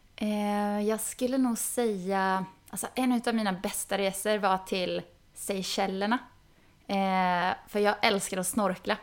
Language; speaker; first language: Swedish; native; Swedish